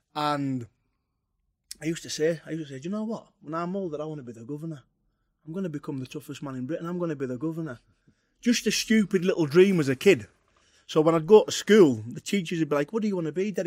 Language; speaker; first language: English; native; English